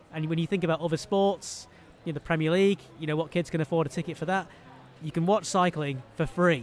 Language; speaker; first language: English; native; English